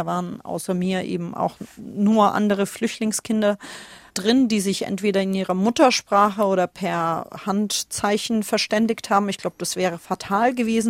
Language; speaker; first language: German; early bilingual, other home language; Russian